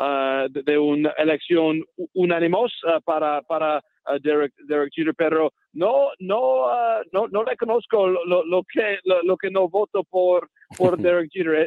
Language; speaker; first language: Spanish; non-native, learner; English